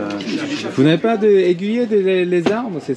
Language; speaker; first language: French; non-native, learner; Korean